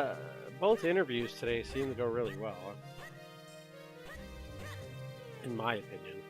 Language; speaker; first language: English; native; English